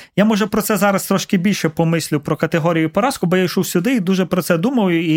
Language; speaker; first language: Ukrainian; native; Ukrainian